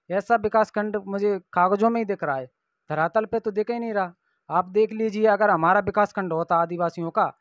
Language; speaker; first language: Hindi; native; Hindi